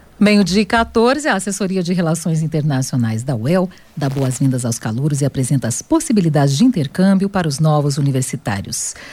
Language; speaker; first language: Portuguese; native; Portuguese